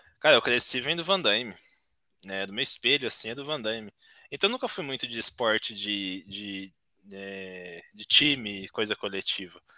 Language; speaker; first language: Portuguese; native; Portuguese